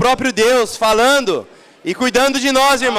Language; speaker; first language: Portuguese; native; Portuguese